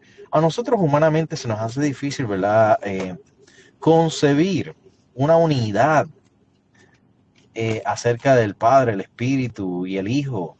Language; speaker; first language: Spanish; native; Spanish